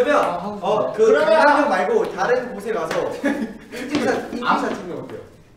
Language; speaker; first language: Korean; native; Korean